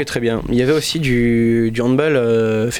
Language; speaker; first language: French; native; French